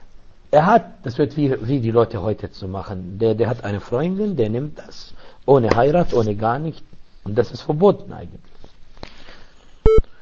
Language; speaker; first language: German; non-native, fluent; Arabic